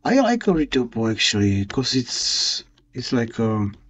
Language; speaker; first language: English; non-native, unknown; Czech